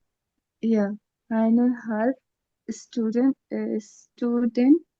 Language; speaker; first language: German; non-native, learner; Urdu